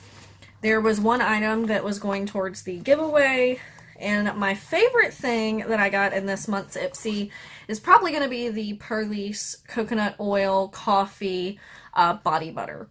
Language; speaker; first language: English; native; English